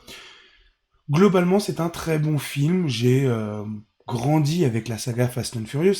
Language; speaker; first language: French; native; French